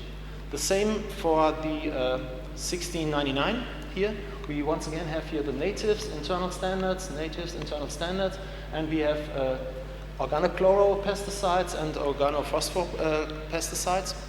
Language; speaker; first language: English; non-native, fluent; German